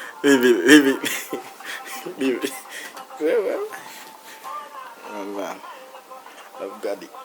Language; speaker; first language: French; non-native, learner; Haitian Creole